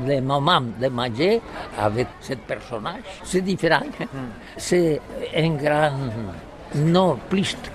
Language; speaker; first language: French; non-native, learner; Spanish